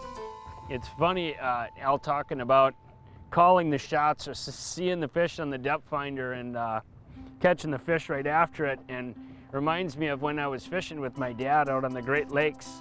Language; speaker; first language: English; native; English